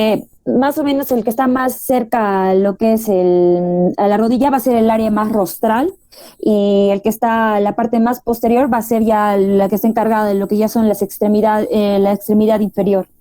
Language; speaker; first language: Spanish; native; Spanish